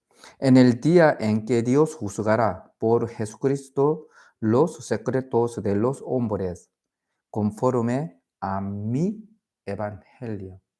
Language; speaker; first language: Spanish; non-native, learner; Korean